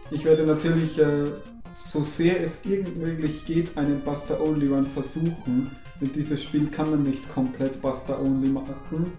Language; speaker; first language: German; native; German